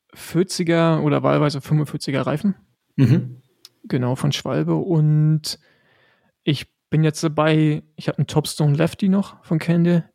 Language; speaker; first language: German; native; German